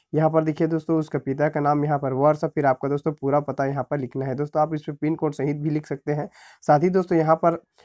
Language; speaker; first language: Hindi; native; Hindi